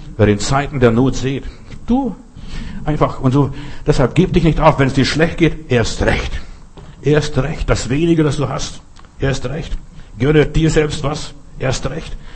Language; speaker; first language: German; non-native, fluent; Russian